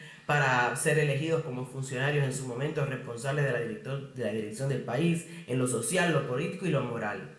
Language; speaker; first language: Spanish; native; Spanish